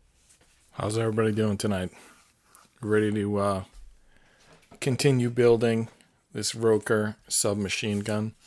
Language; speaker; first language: English; native; English